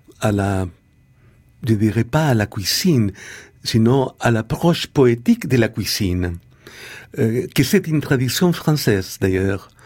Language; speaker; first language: French; non-native, fluent; Spanish